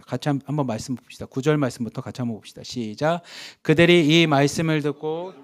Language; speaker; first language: Korean; native; Korean